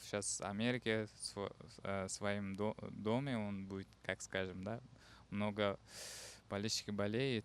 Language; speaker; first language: Russian; non-native, learner; Uzbek